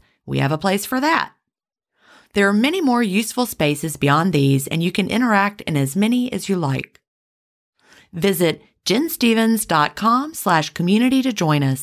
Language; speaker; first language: English; native; English